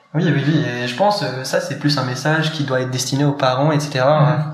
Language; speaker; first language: French; non-native, local second language; Arabic